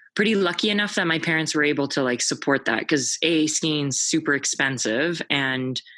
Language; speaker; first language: English; native; English